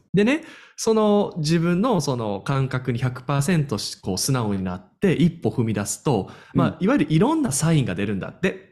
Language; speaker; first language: Japanese; native; Japanese